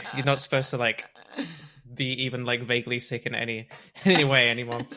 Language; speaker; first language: English; native; English